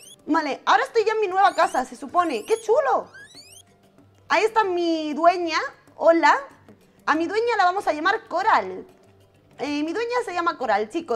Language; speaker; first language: Spanish; native; Spanish